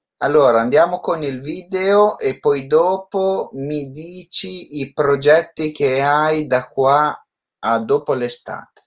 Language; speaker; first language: Italian; native; Italian